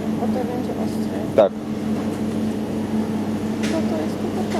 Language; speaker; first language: Polish; non-native, learner; Afrikaans